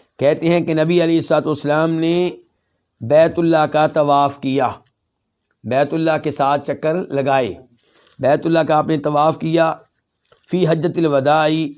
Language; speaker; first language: Urdu; native; Urdu